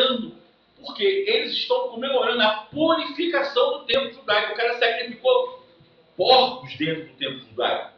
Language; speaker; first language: Portuguese; native; Portuguese